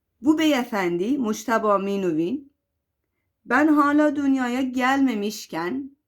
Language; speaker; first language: Turkish; non-native, fluent; Persian